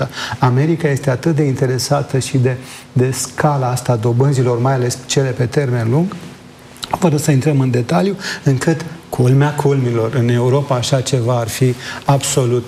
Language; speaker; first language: Romanian; native; Romanian